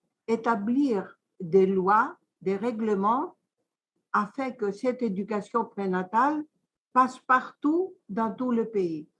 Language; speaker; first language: French; non-native, fluent; Greek